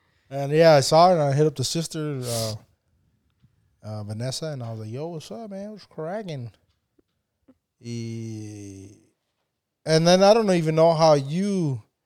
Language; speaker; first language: English; early bilingual, other home language; Spanish